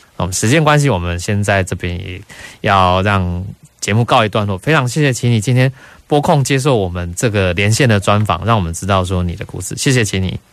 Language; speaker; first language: Chinese; native; Chinese